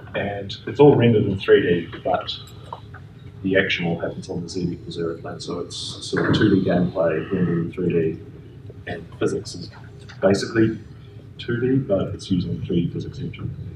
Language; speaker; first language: English; native; English